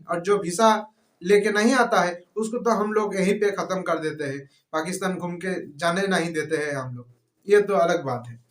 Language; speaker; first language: Hindi; non-native, local second language; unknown